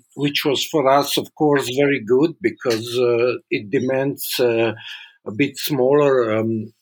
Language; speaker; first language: English; non-native, fluent; Slovenian